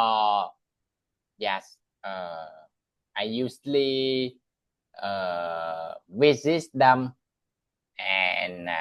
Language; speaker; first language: English; non-native, learner; Vietnamese